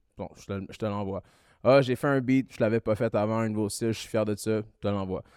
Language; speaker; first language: French; early bilingual, other home language; Malagasy